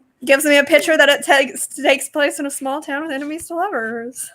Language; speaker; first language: English; native; English